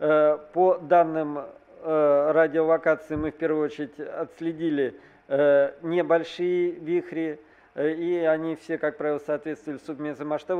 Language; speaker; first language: Russian; native; Russian